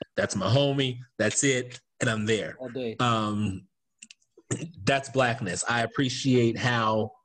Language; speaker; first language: English; native; English